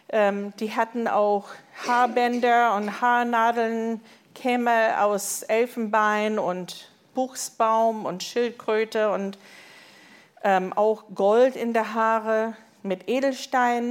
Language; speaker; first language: German; non-native, fluent; English